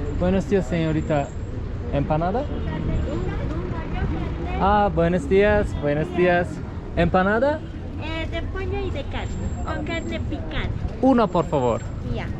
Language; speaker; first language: Spanish; non-native, learner; Turkish